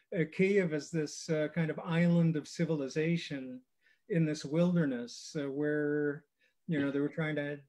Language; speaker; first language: English; early bilingual, other home language; Ukrainian